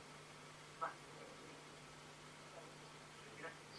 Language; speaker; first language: Spanish; native; Spanish